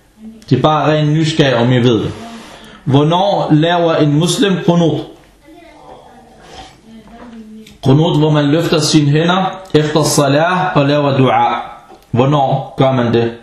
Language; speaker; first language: Danish; non-native, fluent; Arabic